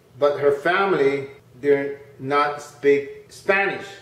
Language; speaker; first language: English; non-native, fluent; Spanish